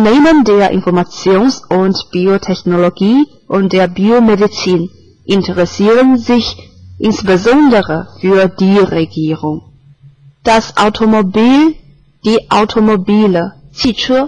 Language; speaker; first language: German; non-native, fluent; Chinese